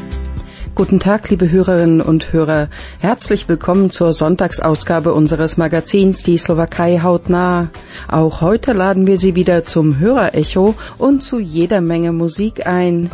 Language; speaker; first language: German; native; German